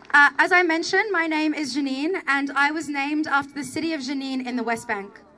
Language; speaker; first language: English; early bilingual, other home language; Arabic